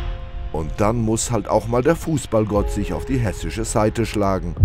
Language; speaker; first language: German; native; German